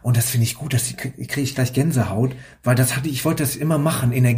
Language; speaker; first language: German; native; German